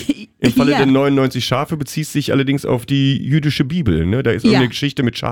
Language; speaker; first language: German; native; German